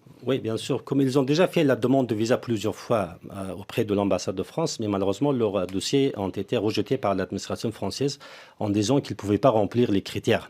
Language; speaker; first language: French; non-native, fluent; Persian